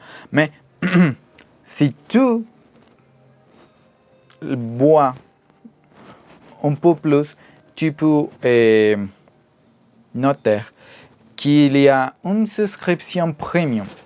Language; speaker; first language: French; non-native, learner; Spanish